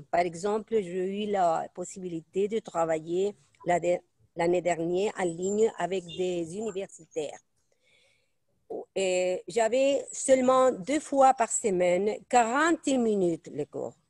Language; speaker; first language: French; non-native, fluent; Spanish